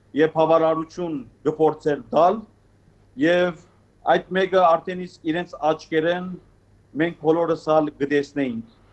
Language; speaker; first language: Armenian; early bilingual, heritage; Armenian